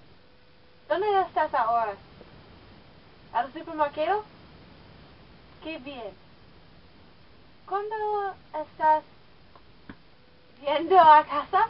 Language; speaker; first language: Spanish; non-native, learner; English